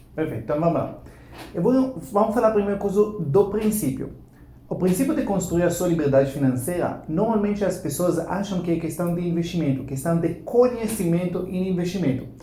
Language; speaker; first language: Portuguese; non-native, fluent; Hebrew